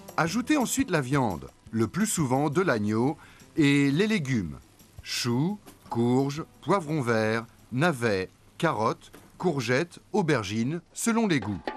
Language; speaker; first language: French; native; French